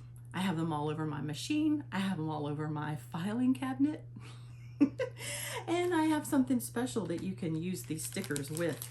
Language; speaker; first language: English; native; English